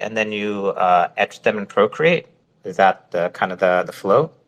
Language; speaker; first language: English; native; English